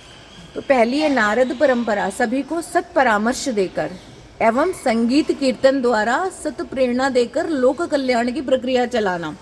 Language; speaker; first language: Hindi; native; Hindi